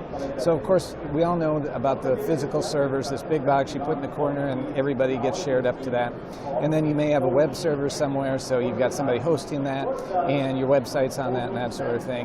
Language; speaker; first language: English; native; English